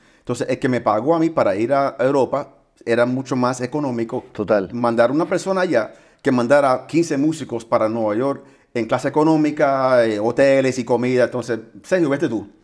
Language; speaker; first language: Spanish; early bilingual, heritage; Spanish